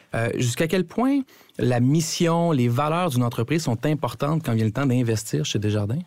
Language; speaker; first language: French; native; French